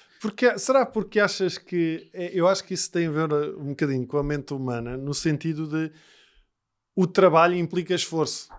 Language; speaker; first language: Portuguese; native; Portuguese